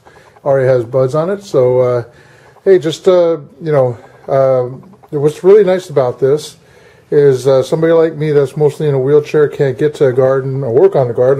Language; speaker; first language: English; native; English